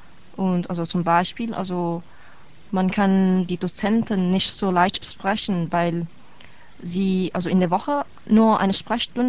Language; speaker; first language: German; non-native, fluent; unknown